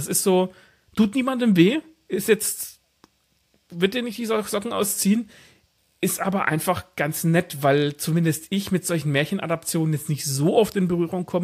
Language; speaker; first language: German; native; German